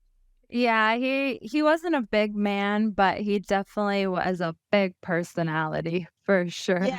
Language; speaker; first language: English; native; English